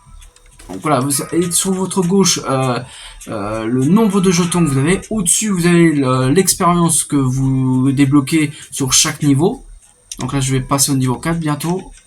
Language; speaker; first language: French; native; French